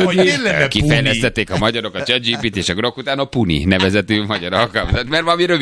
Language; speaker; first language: Hungarian; native; Hungarian